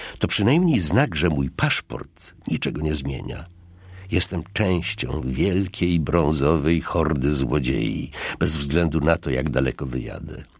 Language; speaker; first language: Polish; native; Polish